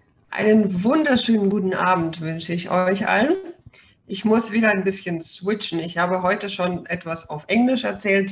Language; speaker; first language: German; non-native, fluent; Russian